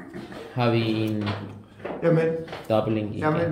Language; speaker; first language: Danish; non-native, learner; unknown